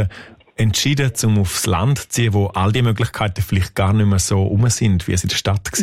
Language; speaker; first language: German; native; German